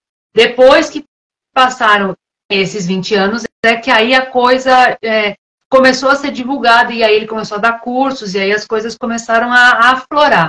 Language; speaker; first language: Portuguese; native; Portuguese